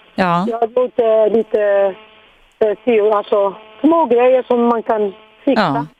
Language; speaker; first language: Swedish; non-native, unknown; Arabic